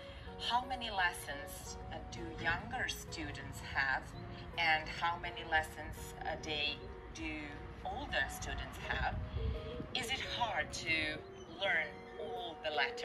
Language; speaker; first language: English; non-native, fluent; Serbian